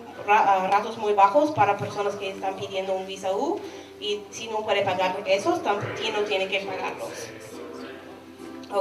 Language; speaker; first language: Spanish; non-native, fluent; English